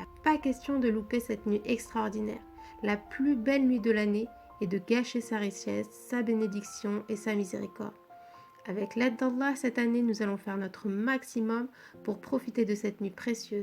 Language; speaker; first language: French; native; French